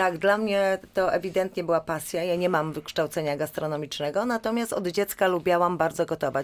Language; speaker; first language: Polish; native; Polish